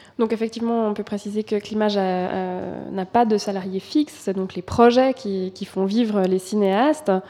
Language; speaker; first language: French; native; French